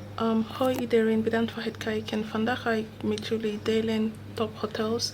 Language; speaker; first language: Dutch; non-native, learner; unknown